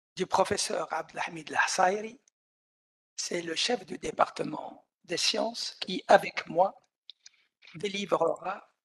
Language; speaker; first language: French; non-native, local second language; Arabic